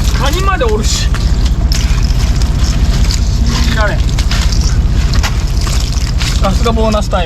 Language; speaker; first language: Japanese; native; Japanese